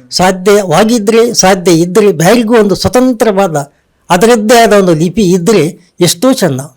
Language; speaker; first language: Kannada; non-native, local second language; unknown